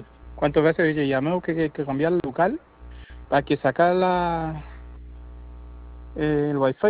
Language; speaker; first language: Spanish; non-native, learner; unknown